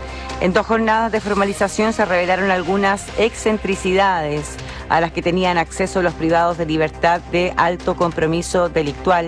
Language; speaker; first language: Spanish; native; Spanish